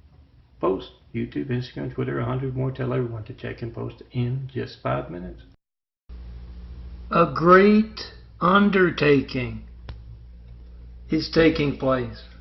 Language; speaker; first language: English; native; English